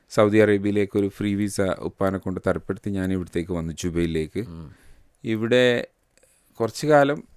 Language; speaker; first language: Malayalam; native; Malayalam